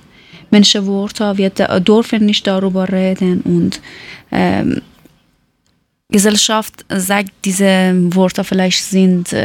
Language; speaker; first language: German; non-native, learner; Persian